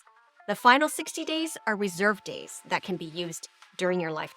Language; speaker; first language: English; native; English